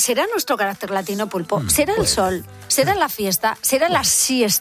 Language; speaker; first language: Spanish; native; Spanish